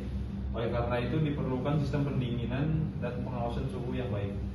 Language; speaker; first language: Indonesian; native; Indonesian